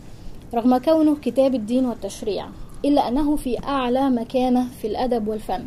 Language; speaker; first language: Arabic; native; Arabic